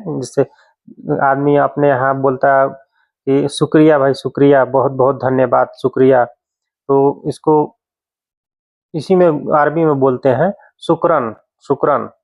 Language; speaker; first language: Hindi; native; Hindi